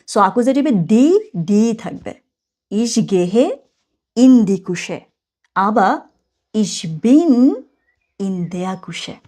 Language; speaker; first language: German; non-native, fluent; Bangla